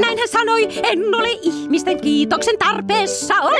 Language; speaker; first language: Finnish; native; Finnish